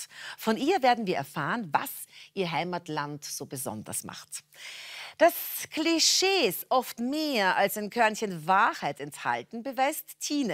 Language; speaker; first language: German; native; German